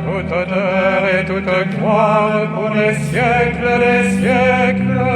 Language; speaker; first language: French; native; French